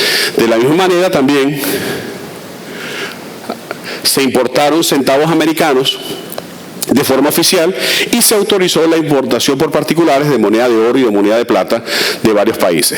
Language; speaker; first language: Spanish; native; Spanish